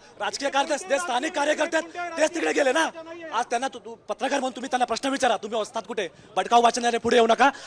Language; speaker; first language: Marathi; native; Marathi